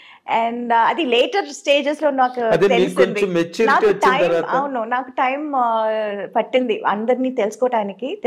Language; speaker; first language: Telugu; non-native, local second language; Tamil